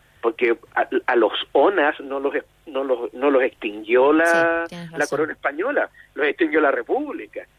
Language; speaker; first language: Spanish; native; Spanish